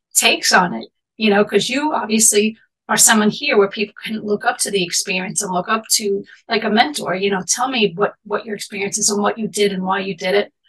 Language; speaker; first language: English; native; English